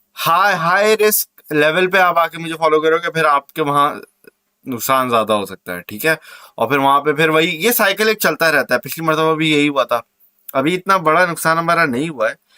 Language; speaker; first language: Urdu; native; Urdu